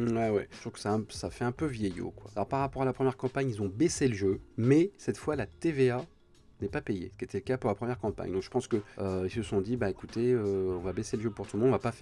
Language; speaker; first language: French; native; French